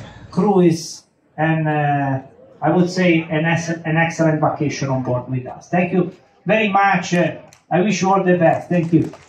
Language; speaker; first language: English; non-native, fluent; Italian